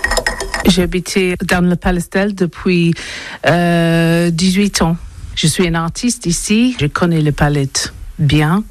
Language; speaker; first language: French; non-native, learner; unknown